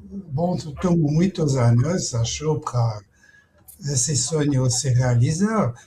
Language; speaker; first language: Portuguese; non-native, fluent; French